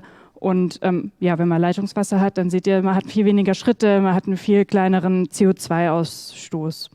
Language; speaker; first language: German; native; German